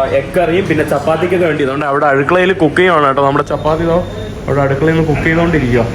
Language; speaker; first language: Malayalam; native; Malayalam